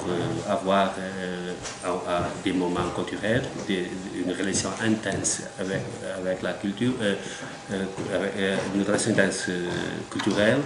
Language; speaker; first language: French; non-native, fluent; Portuguese